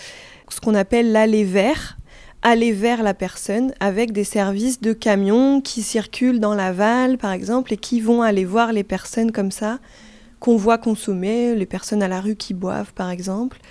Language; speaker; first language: French; native; French